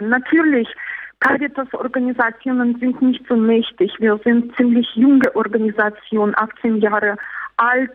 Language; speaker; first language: German; non-native, fluent; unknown